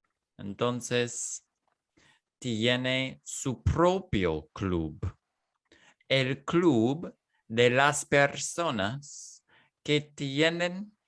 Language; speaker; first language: Spanish; non-native, fluent; English